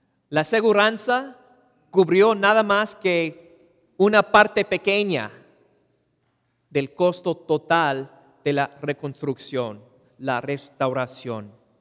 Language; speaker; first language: Spanish; non-native, fluent; English